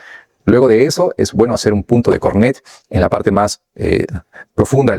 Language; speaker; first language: Spanish; native; Spanish